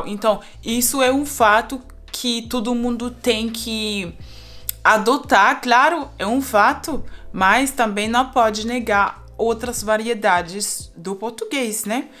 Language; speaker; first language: Portuguese; non-native, fluent; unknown